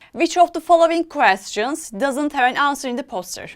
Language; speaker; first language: English; non-native, fluent; Turkish